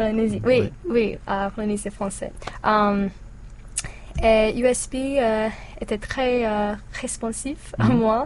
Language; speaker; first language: French; non-native, learner; English